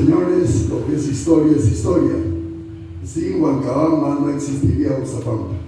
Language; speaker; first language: Spanish; native; Spanish